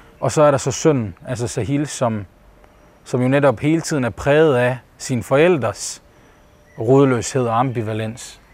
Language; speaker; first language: Danish; early bilingual, other home language; Bosnian